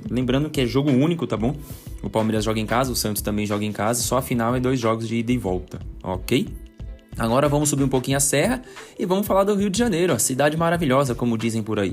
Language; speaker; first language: Portuguese; native; Portuguese